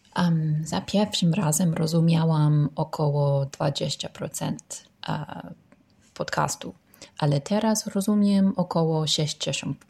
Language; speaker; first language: Polish; non-native, learner; English